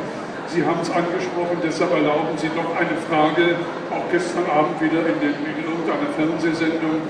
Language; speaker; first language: German; native; German